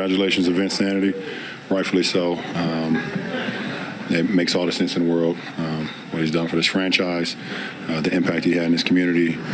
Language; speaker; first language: English; native; English